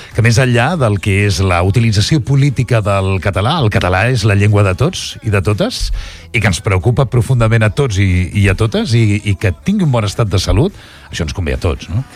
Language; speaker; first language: Catalan; native; Catalan